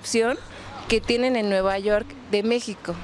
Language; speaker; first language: Spanish; native; Spanish